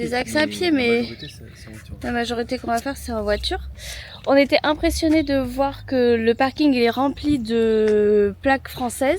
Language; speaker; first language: French; native; French